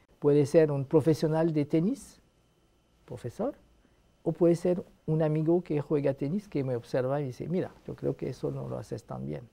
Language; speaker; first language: Spanish; non-native, fluent; Arabic